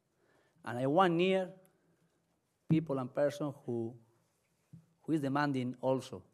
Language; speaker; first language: English; non-native, learner; Spanish